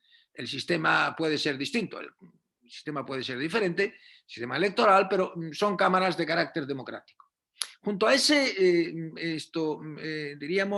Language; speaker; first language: Spanish; native; Spanish